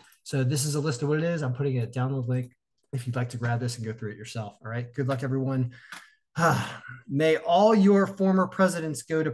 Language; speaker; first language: English; native; English